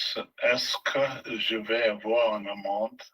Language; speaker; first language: French; non-native, learner; English